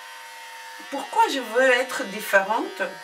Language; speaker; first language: French; non-native, fluent; Spanish